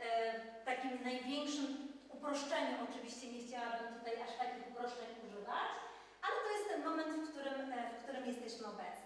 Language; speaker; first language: Polish; native; Polish